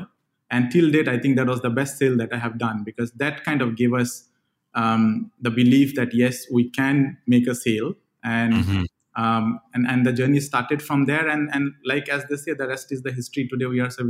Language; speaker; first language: English; non-native, local second language; Bangla